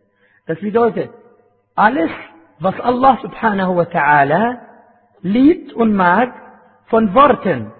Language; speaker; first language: German; non-native, fluent; Arabic